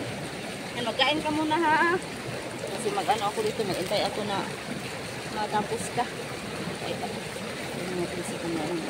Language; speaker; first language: Filipino; non-native, local second language; Cebuano